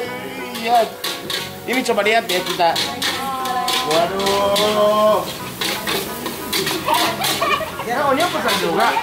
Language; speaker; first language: Indonesian; non-native, fluent; Japanese